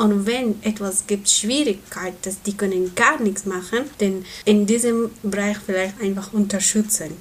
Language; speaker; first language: German; non-native, learner; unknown